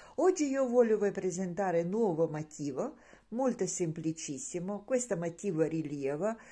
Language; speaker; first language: Italian; non-native, learner; Ukrainian